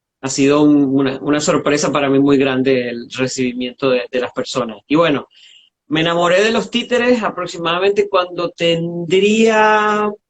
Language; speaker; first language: Spanish; native; Spanish